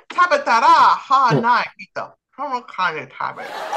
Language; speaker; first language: Japanese; non-native, learner; English